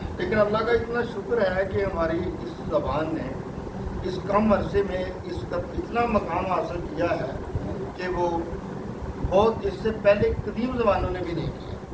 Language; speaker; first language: Urdu; non-native, local second language; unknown